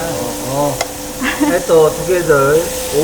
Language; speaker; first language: Filipino; non-native, learner; Korean